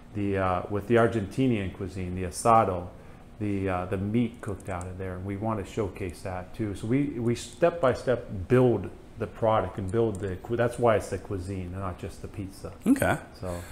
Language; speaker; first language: English; native; English